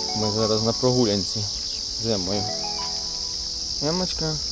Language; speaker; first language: Ukrainian; native; Ukrainian